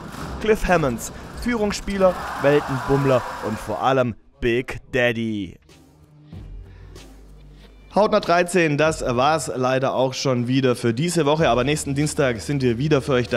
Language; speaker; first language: German; native; German